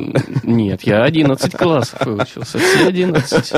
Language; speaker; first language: Russian; native; Russian